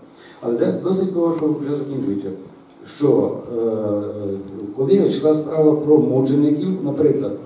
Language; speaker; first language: Ukrainian; native; Ukrainian